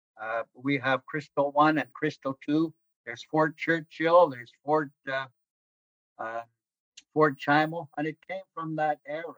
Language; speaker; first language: English; non-native, fluent; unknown